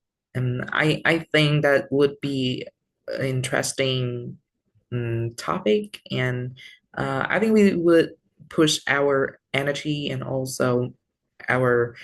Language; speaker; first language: English; non-native, learner; Vietnamese